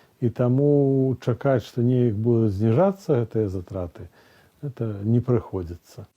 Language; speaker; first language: Belarusian; native; Belarusian